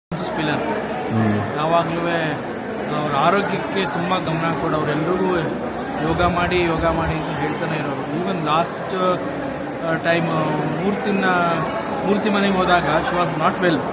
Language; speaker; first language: Kannada; native; Kannada